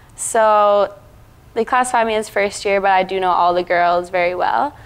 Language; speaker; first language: English; native; English